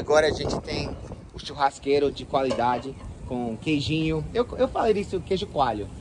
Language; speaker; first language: Portuguese; non-native, learner; English